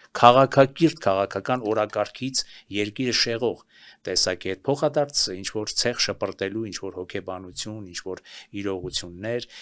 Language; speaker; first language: Armenian; native; Armenian